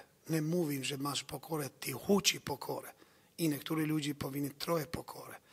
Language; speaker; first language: Polish; non-native, learner; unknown